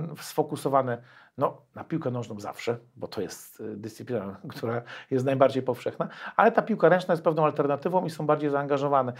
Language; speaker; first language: Polish; native; Polish